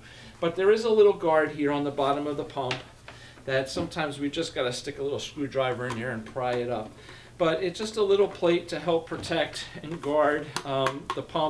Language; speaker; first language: English; native; English